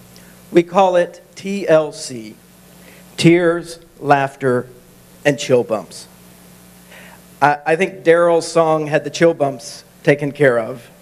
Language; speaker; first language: English; native; English